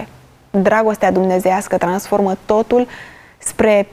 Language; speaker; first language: Romanian; native; Romanian